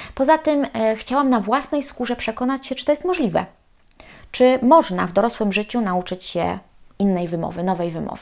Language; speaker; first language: Polish; native; Polish